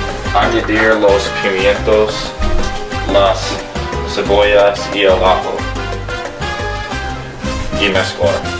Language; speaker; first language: Spanish; non-native, learner; English